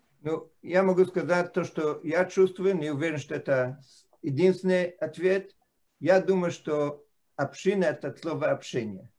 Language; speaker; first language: Russian; non-native, fluent; Italian